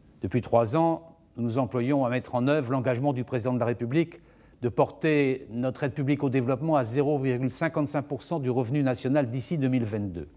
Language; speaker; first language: French; native; French